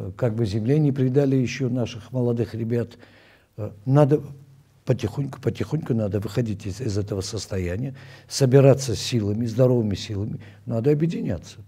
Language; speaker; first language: Russian; non-native, local second language; Armenian